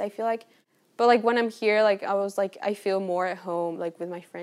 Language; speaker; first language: English; non-native, fluent; Spanish